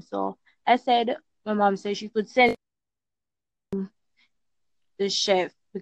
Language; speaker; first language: English; non-native, local second language; Jamaican Creole English